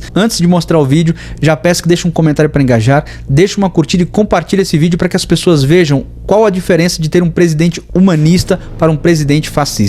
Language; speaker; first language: Portuguese; native; Portuguese